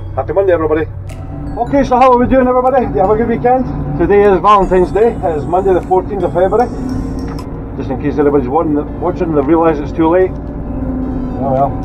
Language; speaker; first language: English; native; English